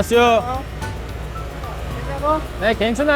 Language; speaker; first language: Korean; non-native, learner; Uzbek